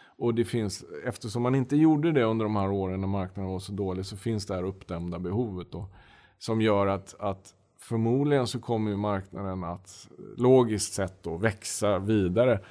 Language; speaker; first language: Swedish; native; Swedish